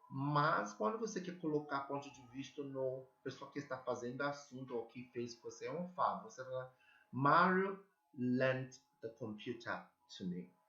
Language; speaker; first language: Portuguese; non-native, learner; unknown